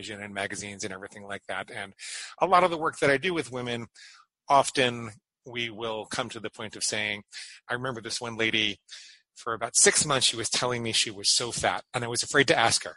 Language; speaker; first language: English; native; English